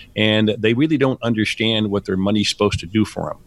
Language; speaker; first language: English; native; English